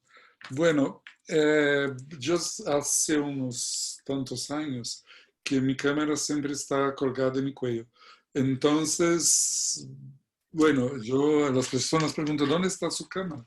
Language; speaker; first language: Spanish; non-native, fluent; Portuguese